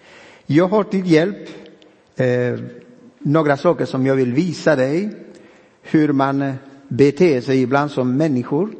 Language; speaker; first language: Swedish; non-native, fluent; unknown